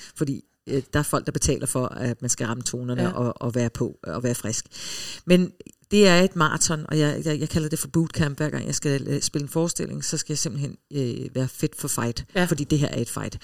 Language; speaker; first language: Danish; early bilingual, heritage; Danish